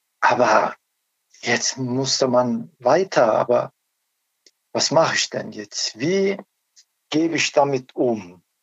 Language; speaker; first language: German; non-native, learner; Turkish